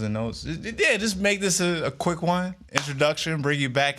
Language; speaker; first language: English; native; English